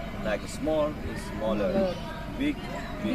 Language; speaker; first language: English; non-native, learner; Indonesian